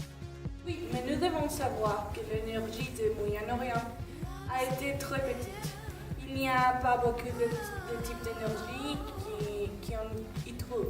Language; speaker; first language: French; non-native, learner; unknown